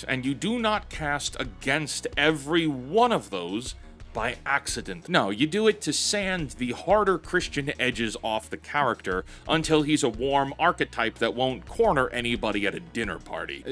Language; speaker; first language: English; native; English